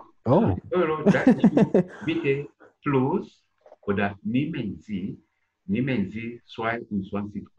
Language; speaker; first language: German; non-native, fluent; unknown